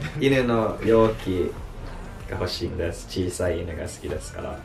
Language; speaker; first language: Japanese; early bilingual, heritage; Japanese